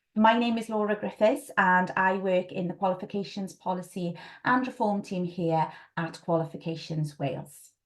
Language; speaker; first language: English; native; English